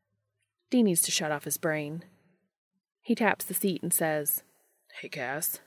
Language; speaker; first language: English; native; English